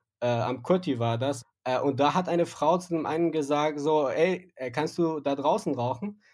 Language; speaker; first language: German; non-native, fluent; Persian